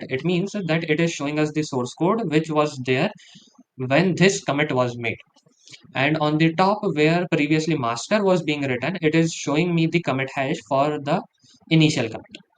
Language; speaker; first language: English; non-native, local second language; Hindi